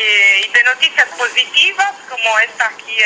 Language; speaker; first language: Spanish; non-native, learner; Italian